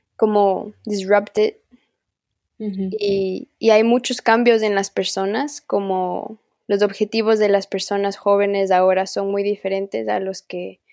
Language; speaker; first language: Spanish; non-native, local second language; Quechua